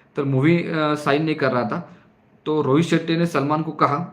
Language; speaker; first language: Hindi; non-native, local second language; Marathi